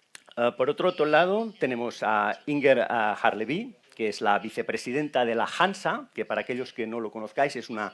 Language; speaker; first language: Spanish; native; Spanish